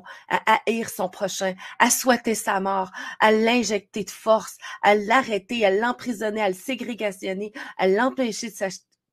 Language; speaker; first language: French; native; French